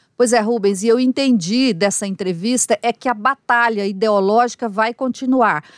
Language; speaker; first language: Portuguese; native; Portuguese